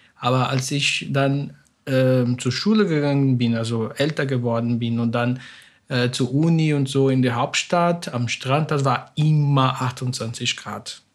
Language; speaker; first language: German; non-native, fluent; Spanish